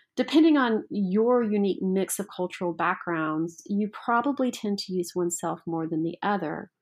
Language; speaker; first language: English; native; English